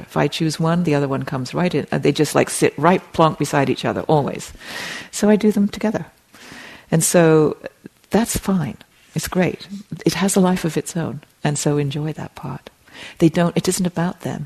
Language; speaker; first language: English; native; English